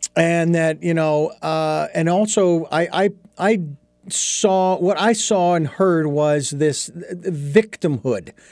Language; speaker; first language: English; native; English